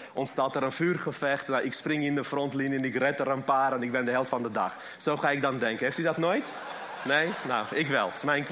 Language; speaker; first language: Dutch; early bilingual, other home language; Armenian